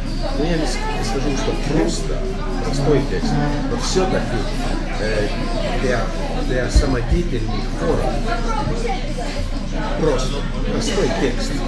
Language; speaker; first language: Russian; non-native, fluent; Estonian